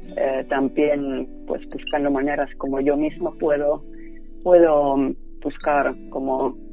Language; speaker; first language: Spanish; non-native, fluent; Finnish